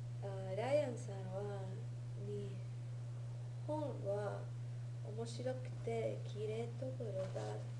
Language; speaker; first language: Japanese; non-native, learner; English